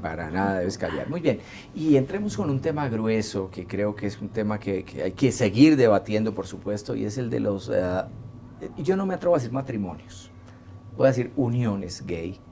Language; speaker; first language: Spanish; native; Spanish